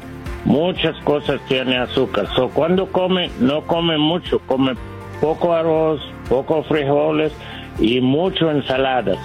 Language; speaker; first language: Spanish; non-native, learner; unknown